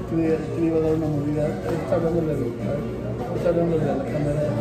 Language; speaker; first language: Spanish; native; Spanish